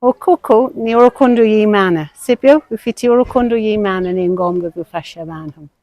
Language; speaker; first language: Kinyarwanda; non-native, learner; English